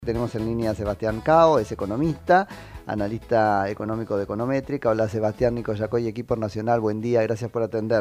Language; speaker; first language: Spanish; native; Spanish